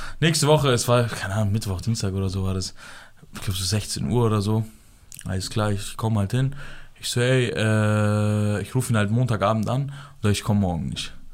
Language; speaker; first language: German; early bilingual, other home language; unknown